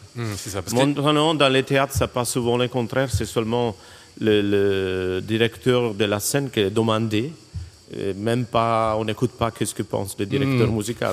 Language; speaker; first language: French; non-native, fluent; Italian